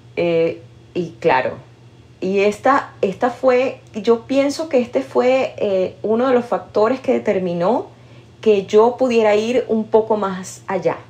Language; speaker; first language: Spanish; native; Spanish